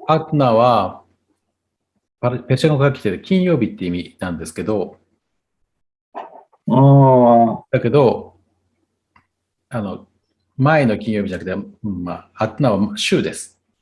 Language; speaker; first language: Japanese; non-native, fluent; Tatar